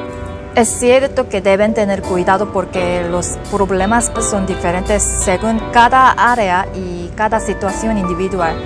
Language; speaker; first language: Spanish; non-native, fluent; Korean